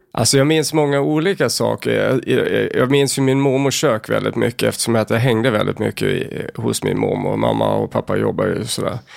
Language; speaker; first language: Swedish; native; Swedish